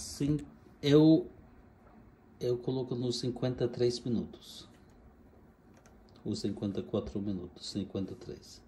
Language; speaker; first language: Portuguese; non-native, fluent; Norwegian